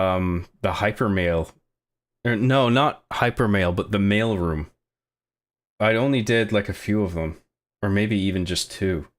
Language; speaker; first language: English; native; English